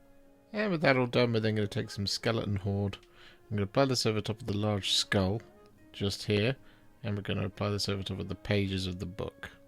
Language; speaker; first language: English; native; English